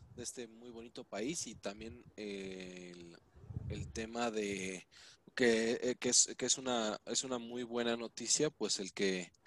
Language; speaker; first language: Spanish; native; Spanish